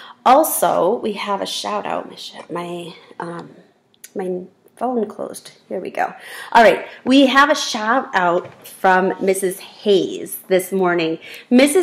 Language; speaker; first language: English; native; English